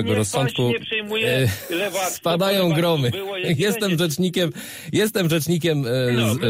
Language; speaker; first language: Polish; native; Polish